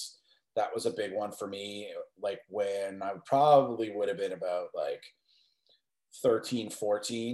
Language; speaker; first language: English; native; English